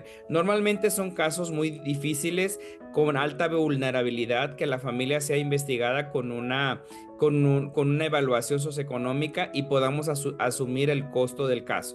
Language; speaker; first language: Spanish; native; Spanish